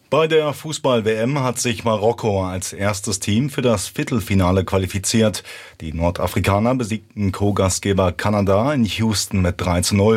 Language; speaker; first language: German; native; German